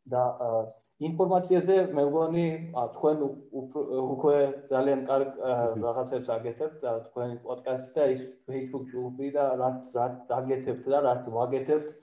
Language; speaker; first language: Georgian; non-native, fluent; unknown